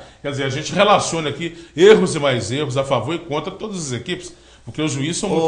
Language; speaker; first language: Portuguese; native; Portuguese